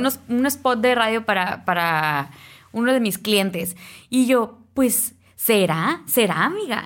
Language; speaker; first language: Spanish; native; Spanish